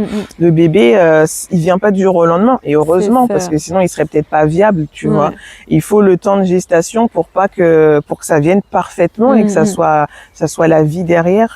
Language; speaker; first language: French; native; French